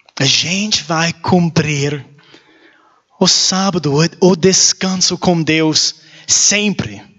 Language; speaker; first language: Portuguese; non-native, learner; English